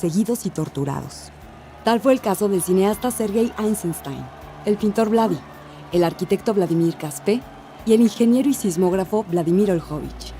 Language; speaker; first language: Spanish; native; Spanish